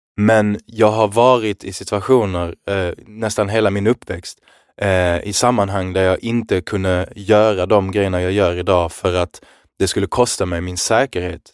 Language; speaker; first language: Swedish; early bilingual, other home language; Arabic